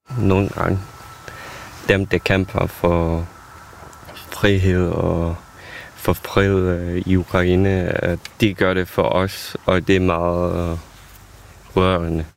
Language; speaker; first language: Danish; non-native, fluent; Ukrainian